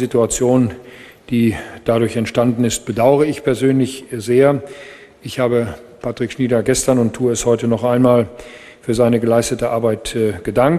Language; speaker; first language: German; native; German